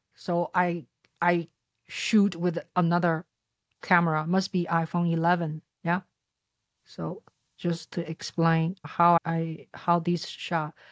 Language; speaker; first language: English; non-native, fluent; Chinese